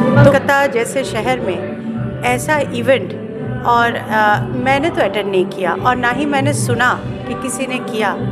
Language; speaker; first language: Hindi; non-native, local second language; Bangla